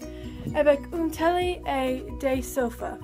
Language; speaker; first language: French; non-native, learner; English